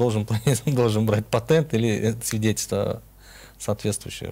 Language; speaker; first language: Russian; non-native, local second language; Kyrgyz